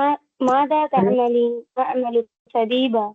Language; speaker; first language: Arabic; non-native, learner; Tamil